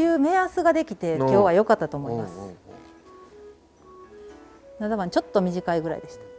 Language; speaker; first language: Japanese; native; Japanese